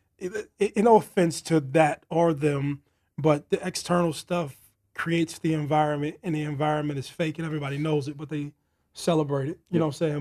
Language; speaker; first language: English; native; English